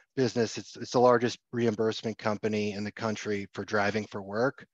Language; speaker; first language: English; native; English